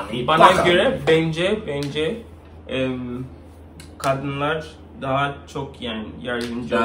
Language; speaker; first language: Turkish; non-native, learner; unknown